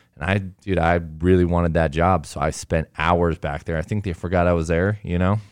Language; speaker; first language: English; native; English